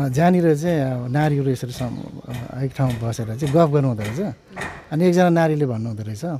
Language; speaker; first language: Nepali; native; Nepali